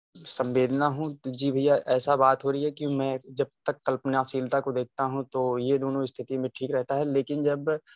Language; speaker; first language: Hindi; native; Hindi